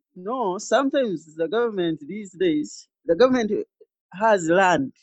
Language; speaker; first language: English; non-native, local second language; Ganda